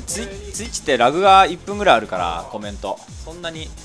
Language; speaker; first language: Japanese; native; Japanese